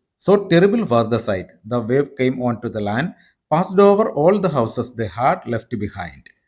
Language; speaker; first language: English; non-native, local second language; Malayalam